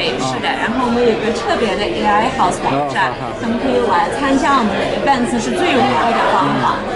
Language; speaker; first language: Chinese; early bilingual, heritage; Chinese